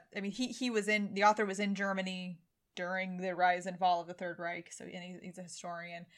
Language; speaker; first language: English; native; English